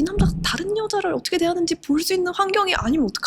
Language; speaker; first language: Korean; native; Korean